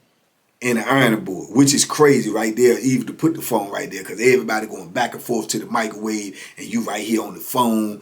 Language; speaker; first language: English; native; English